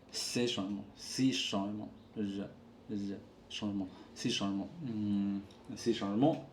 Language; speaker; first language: French; non-native, learner; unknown